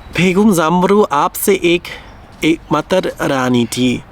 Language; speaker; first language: Hindi; non-native, learner; German